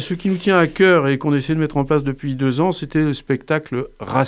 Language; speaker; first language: French; native; French